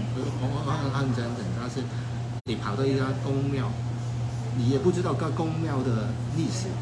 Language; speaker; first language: Chinese; non-native, fluent; Cantonese